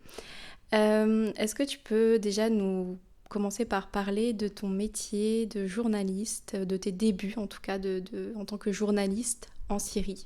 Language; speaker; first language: French; native; French